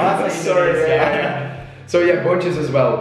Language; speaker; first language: English; non-native, fluent; Dutch